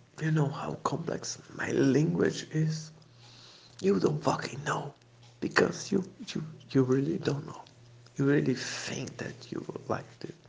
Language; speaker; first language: English; non-native, fluent; Portuguese